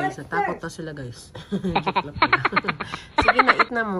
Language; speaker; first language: Filipino; non-native, local second language; Hiligaynon